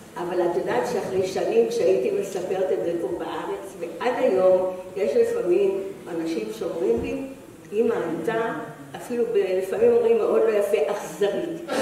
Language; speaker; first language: Hebrew; native; Hebrew